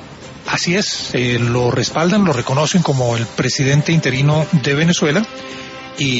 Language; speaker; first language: Spanish; native; Spanish